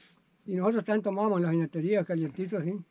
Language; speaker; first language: Spanish; native; Spanish